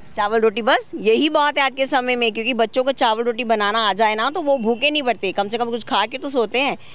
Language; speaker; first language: Hindi; non-native, local second language; Punjabi